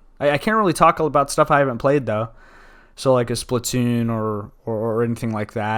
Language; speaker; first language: English; native; English